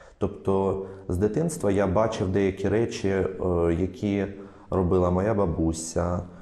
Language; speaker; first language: Ukrainian; non-native, local second language; Russian